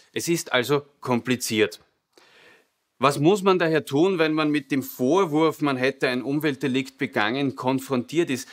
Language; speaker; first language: German; native; German